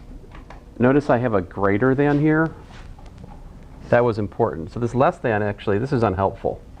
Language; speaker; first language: English; native; English